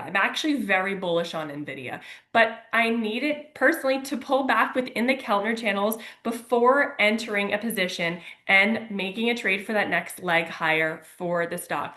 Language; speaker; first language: English; native; English